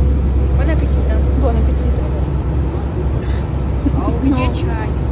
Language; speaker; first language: Russian; non-native, learner; Mongolian